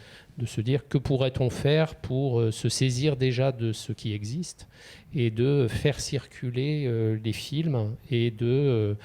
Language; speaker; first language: French; native; French